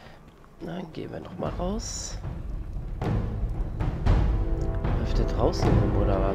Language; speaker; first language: German; native; German